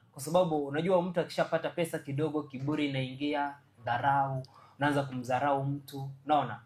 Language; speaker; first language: Swahili; non-native, local second language; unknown